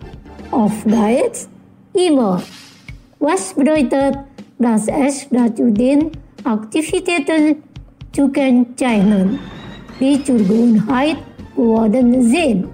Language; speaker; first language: German; non-native, fluent; Indonesian